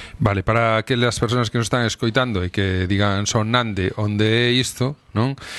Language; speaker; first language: Galician; native; Galician